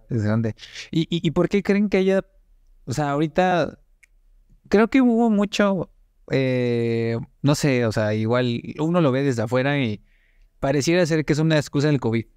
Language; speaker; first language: Spanish; native; Spanish